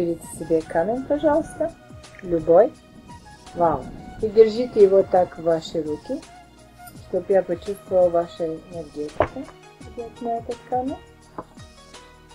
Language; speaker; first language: Russian; non-native, learner; Bulgarian